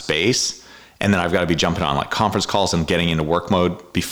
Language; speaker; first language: English; native; English